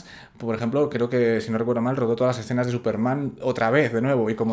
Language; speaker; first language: Spanish; native; Spanish